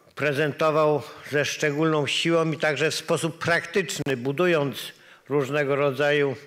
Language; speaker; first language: Polish; native; Polish